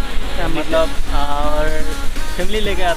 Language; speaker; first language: Hindi; non-native, local second language; Assamese